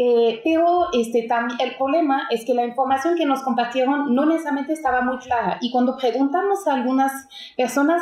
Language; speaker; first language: Spanish; native; Spanish